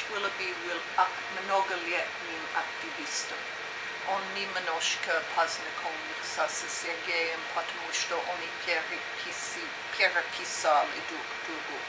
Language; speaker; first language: Russian; non-native, learner; English